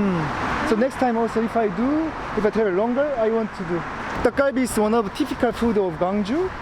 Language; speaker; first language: English; non-native, fluent; Korean